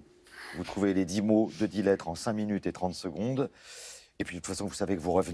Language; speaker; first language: French; native; French